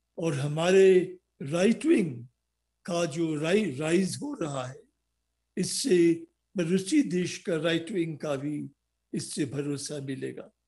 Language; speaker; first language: Hindi; non-native, local second language; Bangla